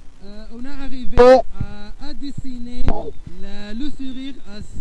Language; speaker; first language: French; non-native, fluent; Arabic